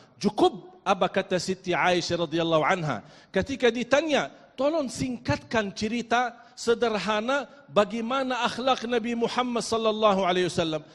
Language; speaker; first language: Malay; non-native, fluent; Arabic